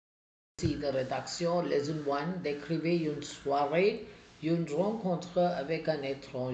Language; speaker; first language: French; non-native, fluent; Tamil